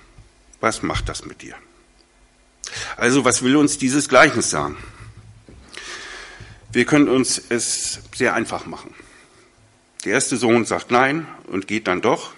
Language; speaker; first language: German; native; German